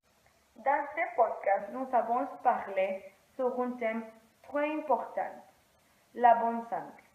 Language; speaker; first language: French; non-native, learner; Spanish